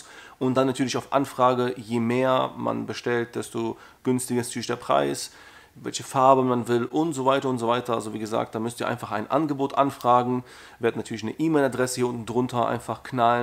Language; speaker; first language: German; native; German